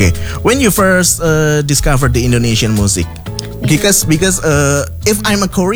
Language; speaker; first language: English; non-native, fluent; Indonesian